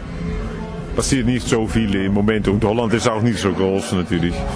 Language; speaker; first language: German; non-native, fluent; Dutch